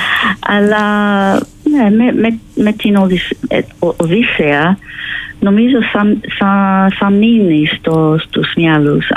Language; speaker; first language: Greek; non-native, fluent; English